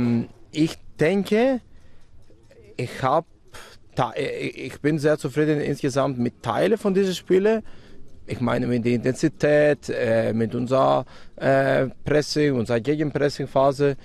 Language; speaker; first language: German; non-native, fluent; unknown